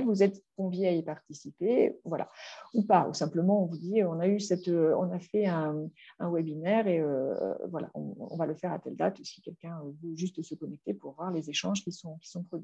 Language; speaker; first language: French; native; French